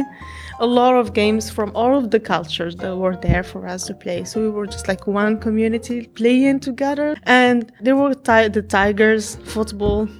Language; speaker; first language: English; non-native, fluent; Arabic